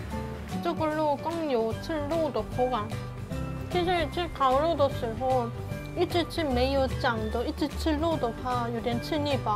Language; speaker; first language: Chinese; non-native, fluent; Korean